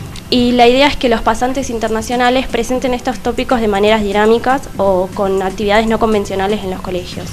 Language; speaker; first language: Spanish; native; Spanish